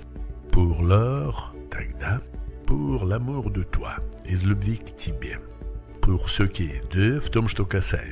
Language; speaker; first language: French; non-native, fluent; Russian